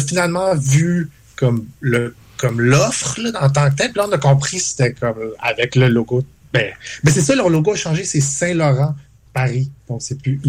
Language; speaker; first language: French; native; French